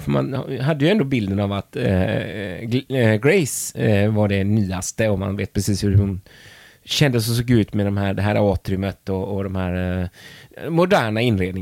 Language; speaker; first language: Swedish; native; Swedish